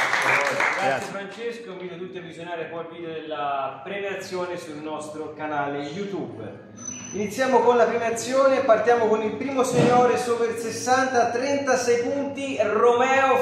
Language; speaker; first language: Italian; native; Italian